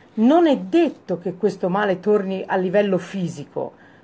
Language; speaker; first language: Italian; native; Italian